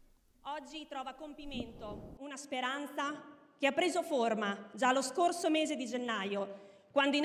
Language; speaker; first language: Italian; native; Italian